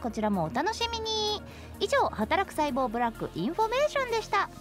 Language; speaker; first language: Japanese; native; Japanese